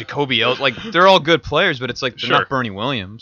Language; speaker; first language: English; native; English